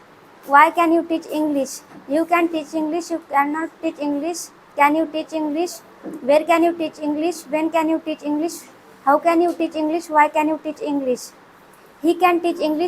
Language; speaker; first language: English; non-native, learner; Marathi